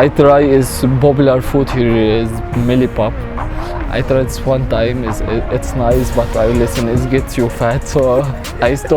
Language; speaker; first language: English; non-native, learner; Arabic